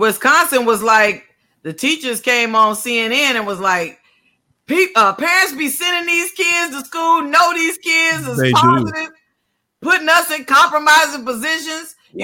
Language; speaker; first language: English; native; English